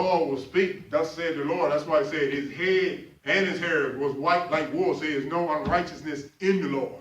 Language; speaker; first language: English; native; English